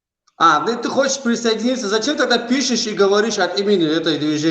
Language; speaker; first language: Russian; non-native, local second language; Tajik